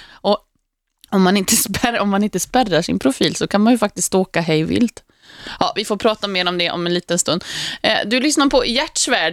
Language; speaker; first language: Swedish; native; Swedish